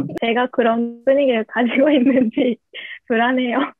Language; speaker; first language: Korean; non-native, learner; Japanese